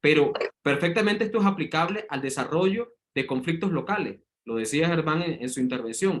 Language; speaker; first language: Spanish; native; Spanish